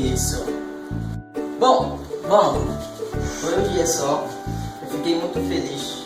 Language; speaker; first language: Portuguese; non-native, local second language; Haitian Creole